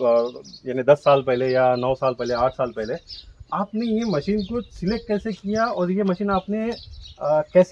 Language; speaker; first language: Hindi; non-native, local second language; Marathi